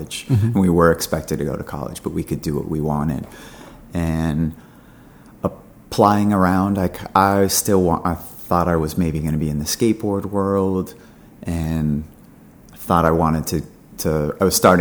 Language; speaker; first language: English; native; English